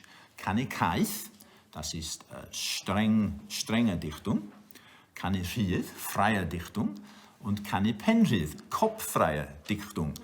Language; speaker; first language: German; non-native, learner; Welsh